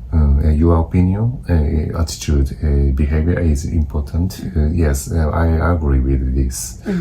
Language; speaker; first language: English; non-native, learner; Japanese